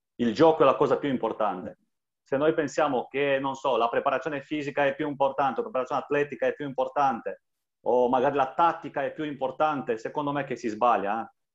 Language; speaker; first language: Italian; non-native, fluent; Romanian